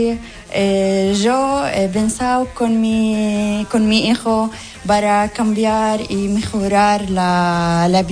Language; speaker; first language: Spanish; non-native, learner; Arabic